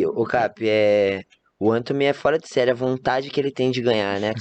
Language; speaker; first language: Portuguese; native; Portuguese